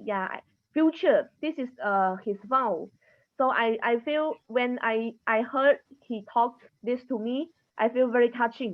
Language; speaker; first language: English; non-native, learner; Chinese